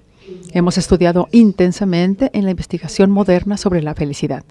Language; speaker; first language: Spanish; native; Spanish